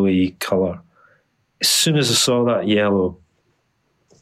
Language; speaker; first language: English; native; English